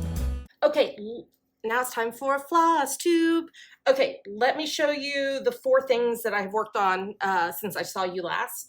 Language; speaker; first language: English; native; English